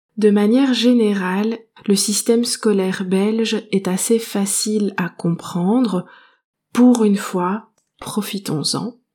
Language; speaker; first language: French; native; French